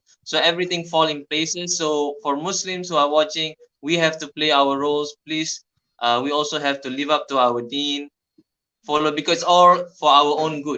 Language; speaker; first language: English; non-native, fluent; Malay